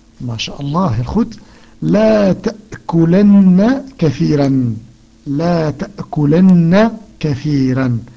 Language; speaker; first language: Arabic; non-native, fluent; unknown